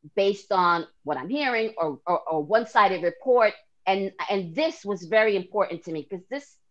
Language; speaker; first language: English; native; English